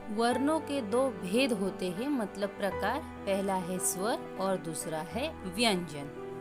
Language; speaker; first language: Hindi; non-native, local second language; Marathi